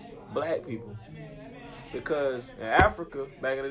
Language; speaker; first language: English; native; English